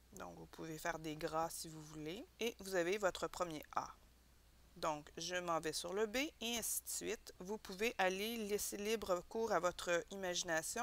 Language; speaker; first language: French; native; French